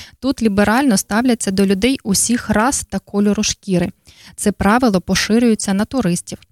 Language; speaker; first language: Ukrainian; native; Ukrainian